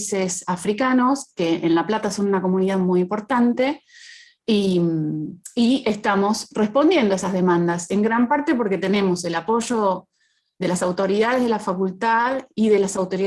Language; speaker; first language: Spanish; native; Spanish